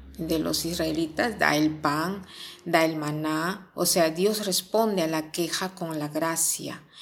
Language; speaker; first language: Spanish; non-native, fluent; Italian